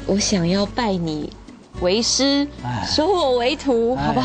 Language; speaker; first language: Chinese; native; Chinese